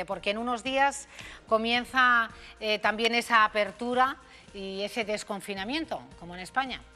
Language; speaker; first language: Spanish; native; Spanish